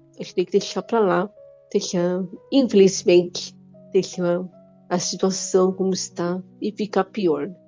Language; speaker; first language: Portuguese; non-native, local second language; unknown